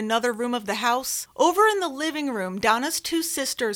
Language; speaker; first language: English; native; English